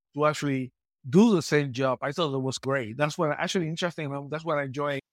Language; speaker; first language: English; non-native, fluent; Spanish